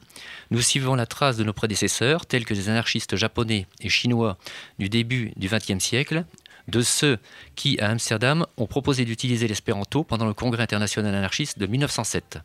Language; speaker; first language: French; native; French